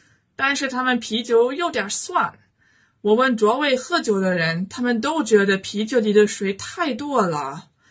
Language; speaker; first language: Chinese; non-native, fluent; German